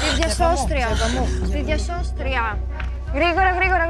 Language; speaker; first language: Greek; native; Greek